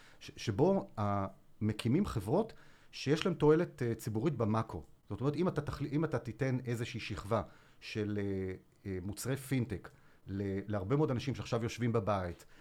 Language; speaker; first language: Hebrew; native; Hebrew